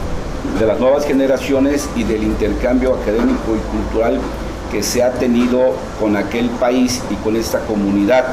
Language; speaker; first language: Spanish; native; Spanish